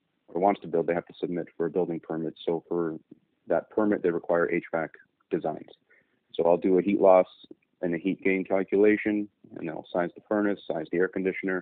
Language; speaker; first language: English; native; English